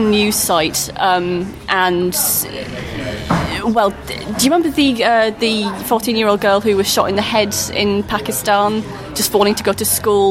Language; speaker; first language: English; native; English